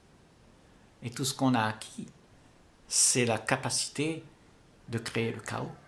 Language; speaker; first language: French; native; French